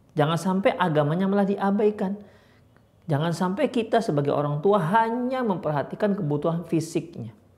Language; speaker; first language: Indonesian; native; Indonesian